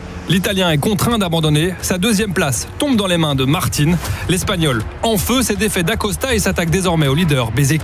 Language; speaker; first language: French; native; French